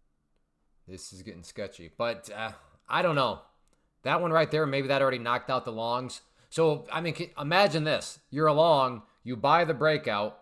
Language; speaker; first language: English; native; English